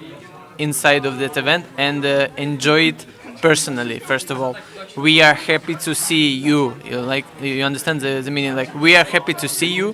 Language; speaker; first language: English; non-native, fluent; Russian